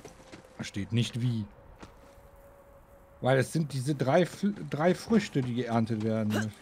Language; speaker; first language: German; native; German